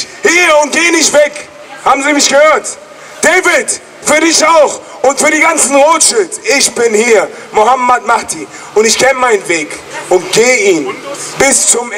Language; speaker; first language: German; non-native, fluent; Persian